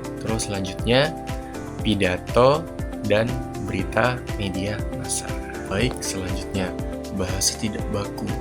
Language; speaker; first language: Indonesian; native; Indonesian